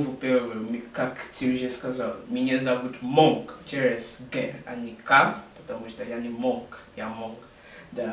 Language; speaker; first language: Russian; non-native, learner; English